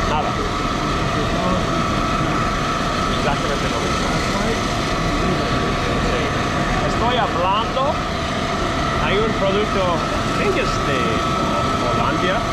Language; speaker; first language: Spanish; non-native, learner; English